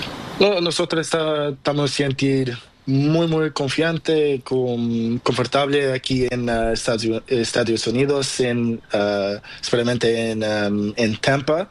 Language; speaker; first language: Spanish; non-native, learner; Portuguese